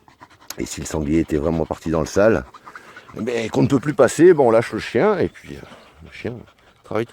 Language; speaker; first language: French; native; French